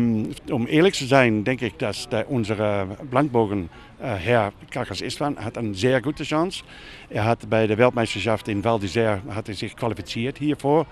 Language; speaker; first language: German; non-native, fluent; Dutch